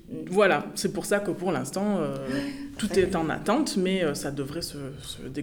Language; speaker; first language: French; native; French